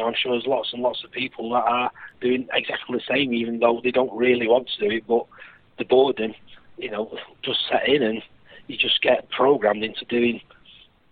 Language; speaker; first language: English; native; English